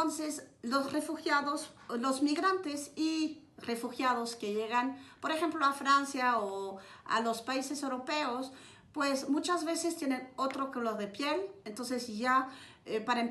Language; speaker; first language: Spanish; non-native, fluent; French